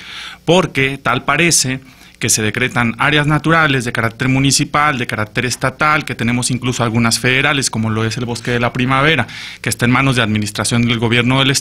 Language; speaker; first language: Spanish; native; Spanish